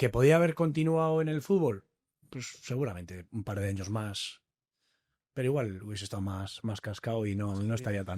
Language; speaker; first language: Spanish; native; Spanish